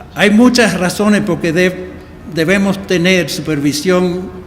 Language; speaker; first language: Spanish; early bilingual, heritage; Spanish